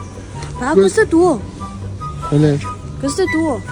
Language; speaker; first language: Italian; early bilingual, other home language; Filipino